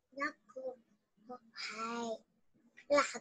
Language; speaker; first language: Chinese; non-native, learner; Vietnamese